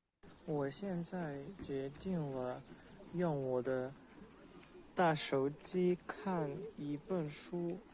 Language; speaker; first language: Chinese; non-native, learner; Russian